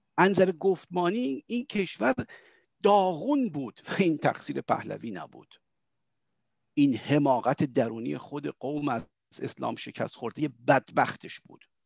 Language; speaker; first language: Persian; native; Persian